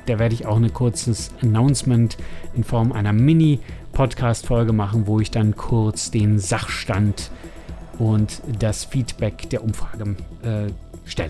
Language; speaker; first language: German; native; German